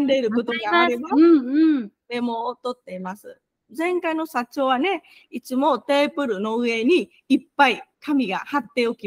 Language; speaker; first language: Japanese; non-native, fluent; Vietnamese